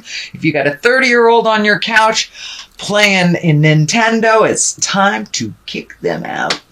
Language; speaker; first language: English; native; English